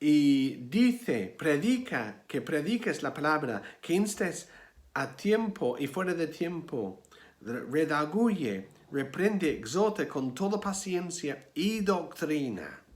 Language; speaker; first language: Spanish; non-native, fluent; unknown